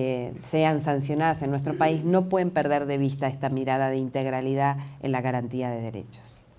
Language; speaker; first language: Spanish; native; Spanish